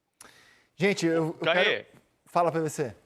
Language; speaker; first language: Portuguese; native; Portuguese